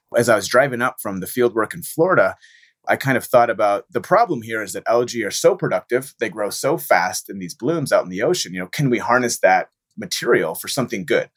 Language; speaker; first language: English; native; English